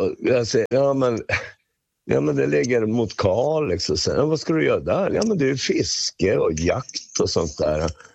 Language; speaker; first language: Swedish; native; Swedish